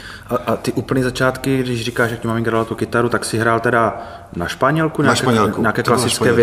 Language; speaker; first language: Czech; native; Czech